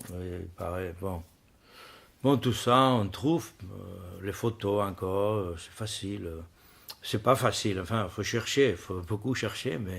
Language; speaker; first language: French; non-native, learner; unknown